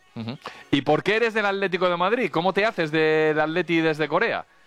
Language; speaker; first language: Spanish; native; Spanish